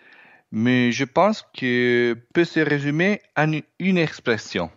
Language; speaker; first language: French; non-native, fluent; Italian